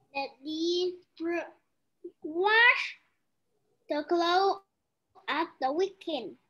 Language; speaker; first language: English; non-native, learner; Vietnamese